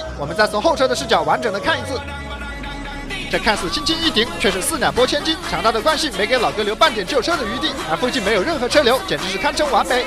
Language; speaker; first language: Chinese; native; Chinese